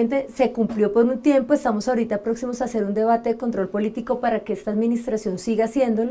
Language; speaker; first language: Spanish; native; Spanish